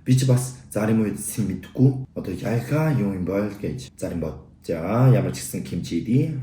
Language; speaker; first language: Mongolian; non-native, learner; Korean